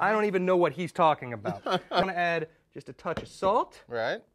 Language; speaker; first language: English; native; English